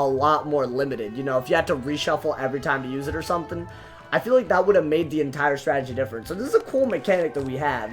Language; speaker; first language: English; native; English